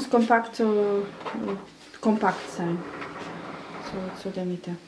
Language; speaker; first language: German; non-native, fluent; Russian